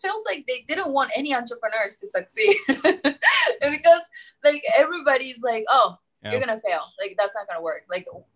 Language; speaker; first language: English; non-native, fluent; Japanese